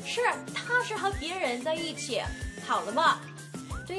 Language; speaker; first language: Chinese; non-native, fluent; English